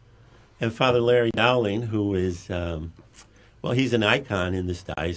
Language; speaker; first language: English; native; English